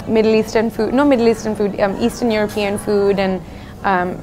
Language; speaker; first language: English; native; English